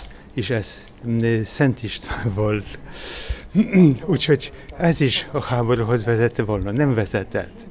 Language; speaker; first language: Hungarian; non-native, fluent; Polish